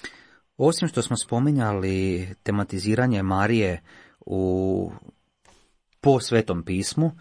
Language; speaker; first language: Croatian; native; Croatian